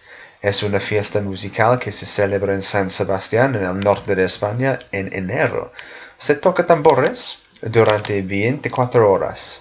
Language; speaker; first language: Spanish; non-native, fluent; English